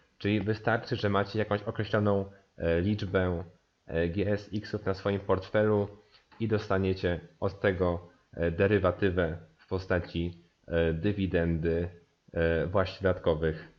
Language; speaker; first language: Polish; native; Polish